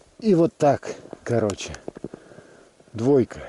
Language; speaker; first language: Russian; native; Russian